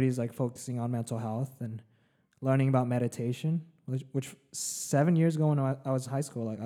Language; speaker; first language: English; early bilingual, other home language; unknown